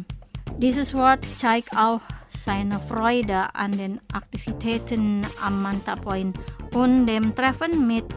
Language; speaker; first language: German; non-native, fluent; Indonesian